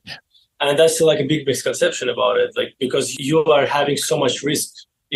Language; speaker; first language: English; non-native, fluent; Azerbaijani